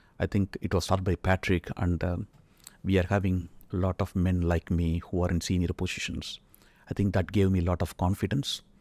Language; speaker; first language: English; non-native, local second language; Tamil